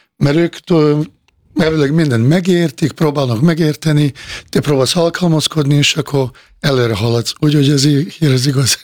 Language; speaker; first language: Hungarian; non-native, fluent; Bosnian